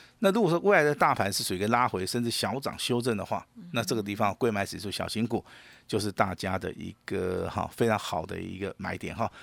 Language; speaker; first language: Chinese; native; Chinese